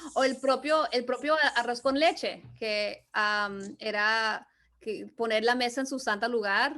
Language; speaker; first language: Spanish; early bilingual, other home language; English